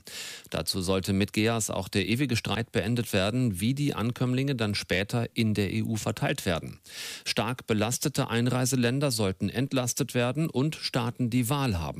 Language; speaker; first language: German; native; German